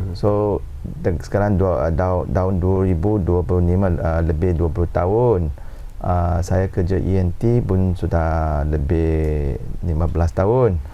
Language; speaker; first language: Malay; non-native, local second language; Chinese